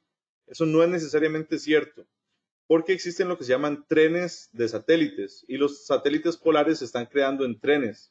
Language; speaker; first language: Spanish; native; Spanish